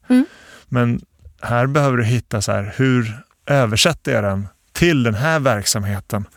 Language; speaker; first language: Swedish; early bilingual, other home language; Bosnian